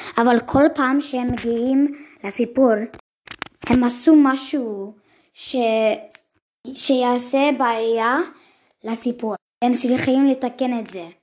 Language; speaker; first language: Hebrew; early bilingual, other home language; English